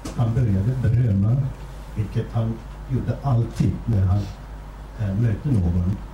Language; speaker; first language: Swedish; non-native, fluent; Kurdish